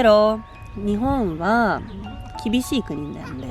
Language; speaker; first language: Japanese; early bilingual, other home language; Filipino